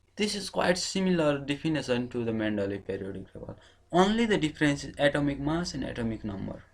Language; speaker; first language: English; non-native, local second language; Nepali